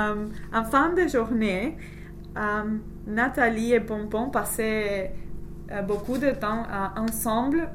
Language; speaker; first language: French; non-native, learner; English